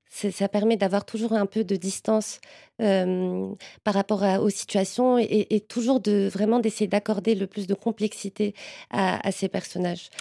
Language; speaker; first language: French; non-native, local second language; Arabic